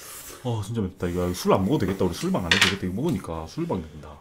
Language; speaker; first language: Korean; native; Korean